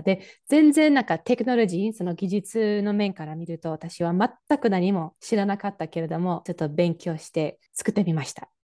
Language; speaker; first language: Japanese; non-native, fluent; English